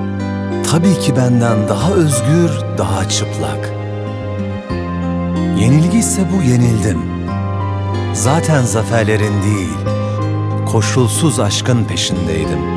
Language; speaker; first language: Turkish; native; Turkish